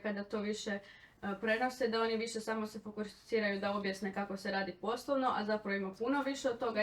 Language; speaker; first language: Croatian; native; Croatian